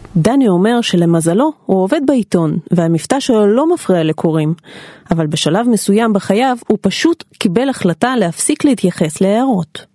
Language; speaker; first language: Hebrew; non-native, fluent; Russian